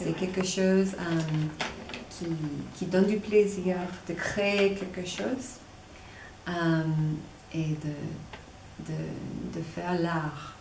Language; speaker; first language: French; non-native, fluent; English